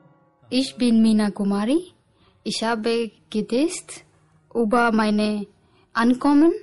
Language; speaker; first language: German; non-native, learner; Punjabi